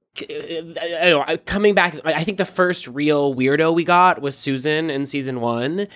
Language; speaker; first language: English; native; English